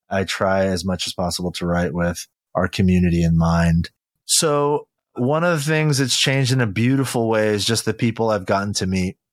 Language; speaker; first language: English; early bilingual, other home language; Korean